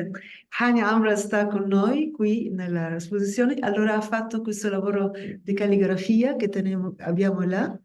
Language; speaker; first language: Italian; non-native, fluent; Spanish